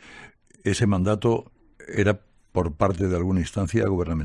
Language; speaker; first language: Spanish; native; Spanish